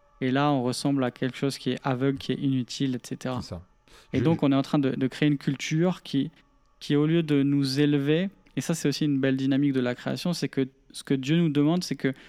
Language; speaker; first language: French; native; French